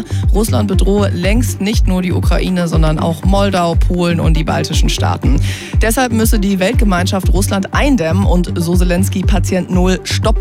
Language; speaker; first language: German; native; German